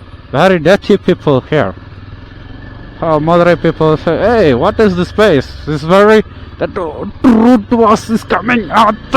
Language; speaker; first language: English; non-native, local second language; Tamil